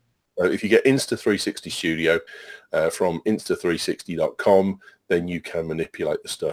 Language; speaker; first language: English; native; English